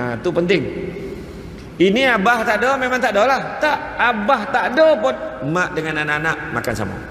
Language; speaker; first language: Malay; native; Malay